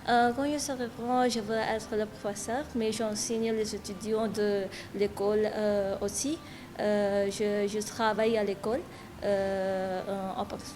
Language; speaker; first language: French; non-native, learner; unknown